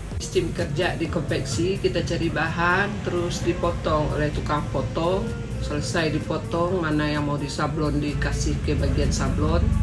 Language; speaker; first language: Indonesian; non-native, local second language; Minangkabau